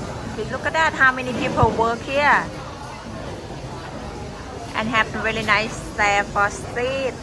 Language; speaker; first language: English; non-native, learner; Thai